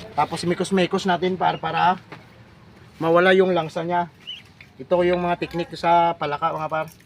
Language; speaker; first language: Filipino; non-native, local second language; Hiligaynon